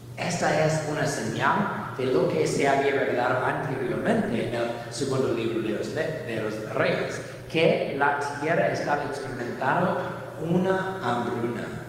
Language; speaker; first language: Spanish; non-native, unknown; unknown